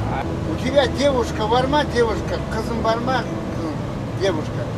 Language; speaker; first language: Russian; non-native, local second language; Kazakh